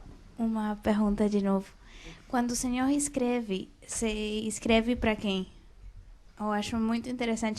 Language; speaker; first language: Portuguese; non-native, fluent; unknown